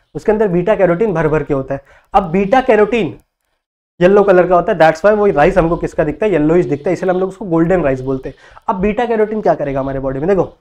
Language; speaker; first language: Hindi; native; Hindi